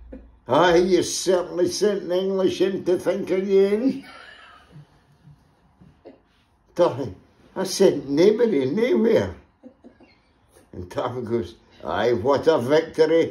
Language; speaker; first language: English; native; English